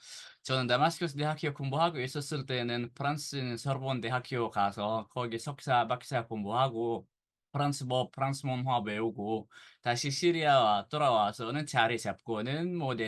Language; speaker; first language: Korean; non-native, fluent; Arabic